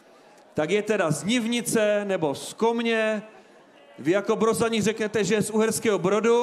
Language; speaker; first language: Czech; native; Czech